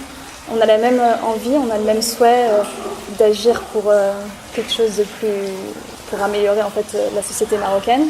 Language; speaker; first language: French; native; French